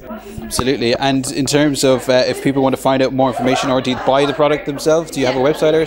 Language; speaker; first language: English; native; English